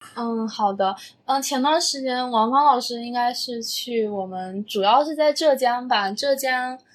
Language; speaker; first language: Chinese; native; Chinese